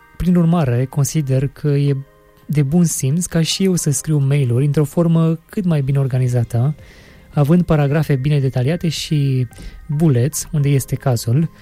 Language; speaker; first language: Romanian; native; Romanian